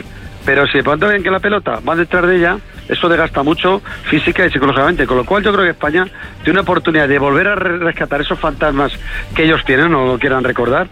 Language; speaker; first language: Spanish; native; Spanish